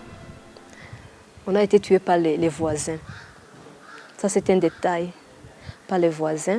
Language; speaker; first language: French; non-native, local second language; Kinyarwanda